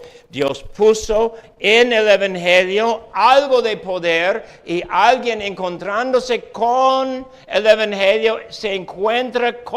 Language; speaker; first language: Spanish; non-native, fluent; English